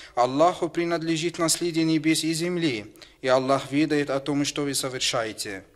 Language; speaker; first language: Russian; non-native, fluent; Arabic